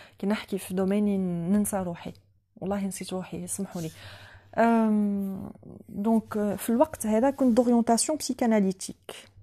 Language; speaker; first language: French; non-native, local second language; Arabic